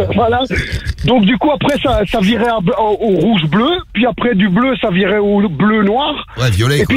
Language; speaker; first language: French; native; French